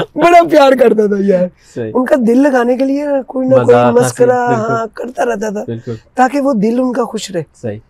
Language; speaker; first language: Urdu; non-native, local second language; Punjabi